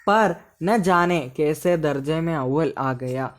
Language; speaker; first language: Hindi; non-native, local second language; Malayalam